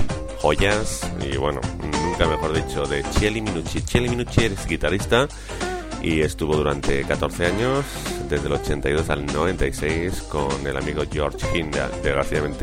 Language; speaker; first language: Spanish; native; Spanish